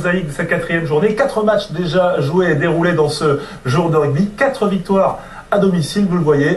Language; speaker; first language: French; native; French